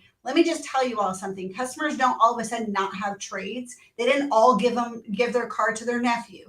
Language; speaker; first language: English; native; English